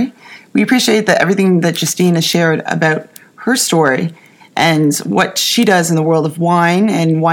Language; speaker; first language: English; native; English